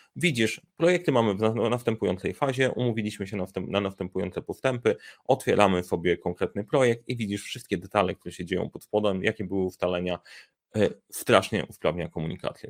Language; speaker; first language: Polish; native; Polish